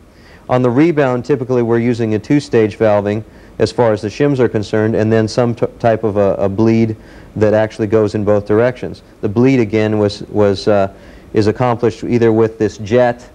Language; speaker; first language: English; native; English